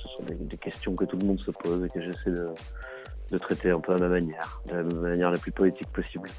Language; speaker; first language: French; native; French